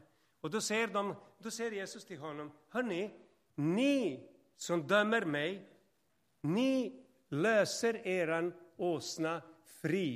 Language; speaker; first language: Swedish; non-native, fluent; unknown